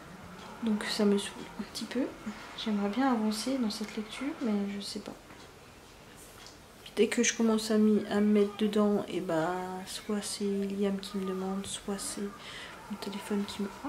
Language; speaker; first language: French; native; French